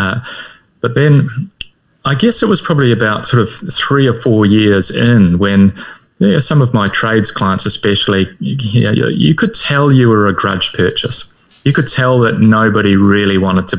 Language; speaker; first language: English; native; English